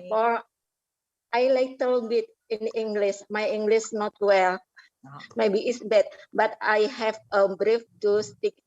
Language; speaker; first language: English; non-native, learner; Indonesian